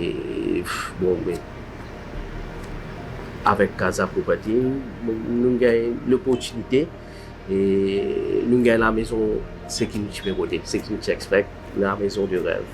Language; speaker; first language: French; non-native, local second language; Morisyen